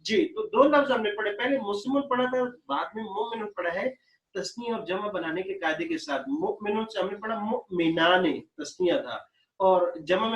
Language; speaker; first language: Urdu; native; Urdu